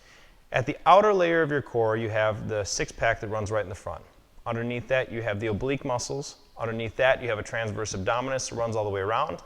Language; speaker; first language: English; native; English